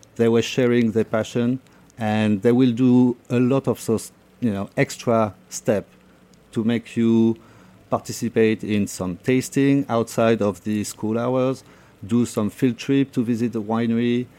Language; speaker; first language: English; non-native, fluent; French